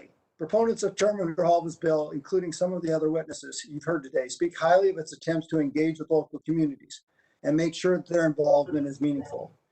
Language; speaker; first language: English; native; English